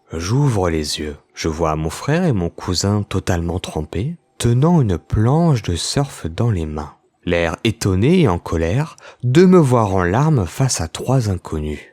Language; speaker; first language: French; native; French